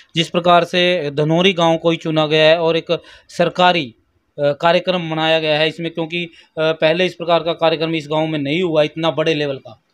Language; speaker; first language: Hindi; native; Hindi